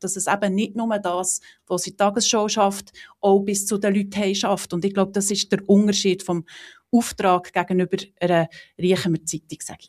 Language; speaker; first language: German; native; German